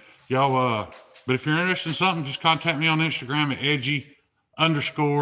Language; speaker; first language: English; native; English